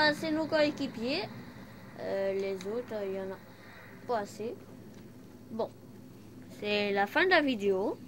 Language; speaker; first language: French; non-native, local second language; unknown